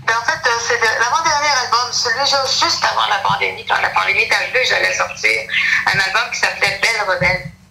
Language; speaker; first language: French; native; French